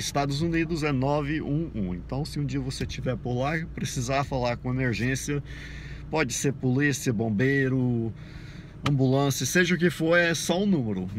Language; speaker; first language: Portuguese; non-native, fluent; English